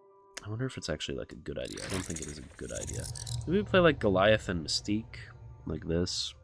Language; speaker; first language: English; native; English